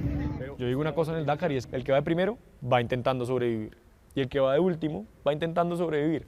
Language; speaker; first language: Spanish; native; Spanish